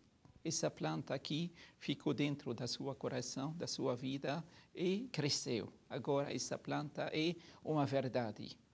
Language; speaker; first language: Portuguese; non-native, fluent; Arabic